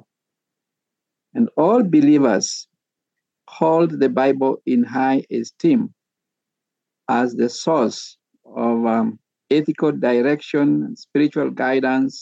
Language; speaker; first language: English; non-native, local second language; Kalenjin